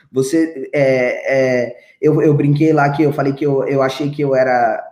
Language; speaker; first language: Portuguese; native; Portuguese